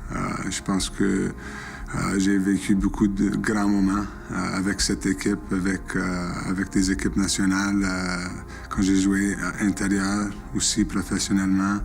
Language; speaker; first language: French; non-native, local second language; English